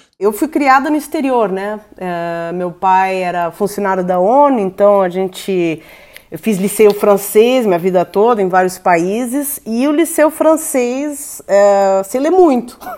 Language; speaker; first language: Portuguese; early bilingual, heritage; Portuguese